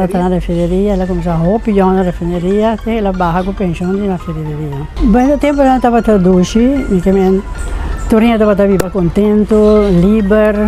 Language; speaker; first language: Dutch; non-native, local second language; Papiamento